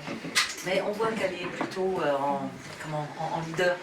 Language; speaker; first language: French; native; French